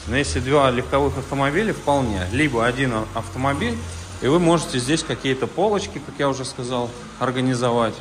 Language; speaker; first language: Russian; native; Russian